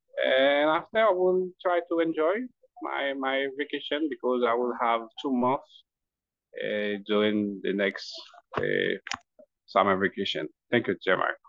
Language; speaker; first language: English; non-native, learner; Haitian Creole